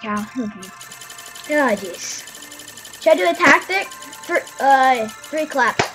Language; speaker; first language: English; native; English